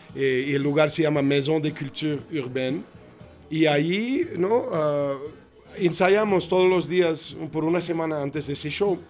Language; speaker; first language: Spanish; non-native, fluent; English